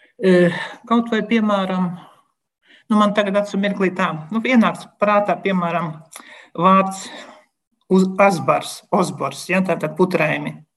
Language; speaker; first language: Latvian; native; Latvian